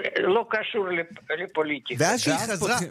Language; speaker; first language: Hebrew; non-native, fluent; Russian